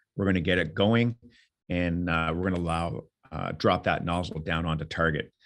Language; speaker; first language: English; native; English